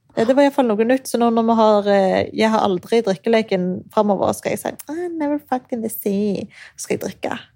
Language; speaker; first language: Norwegian; early bilingual, other home language; Arabic